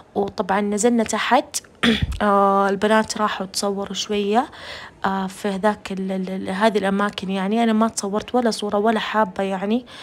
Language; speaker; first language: Arabic; non-native, fluent; Urdu